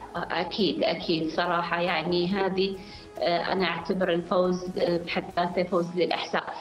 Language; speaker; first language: Arabic; native; Arabic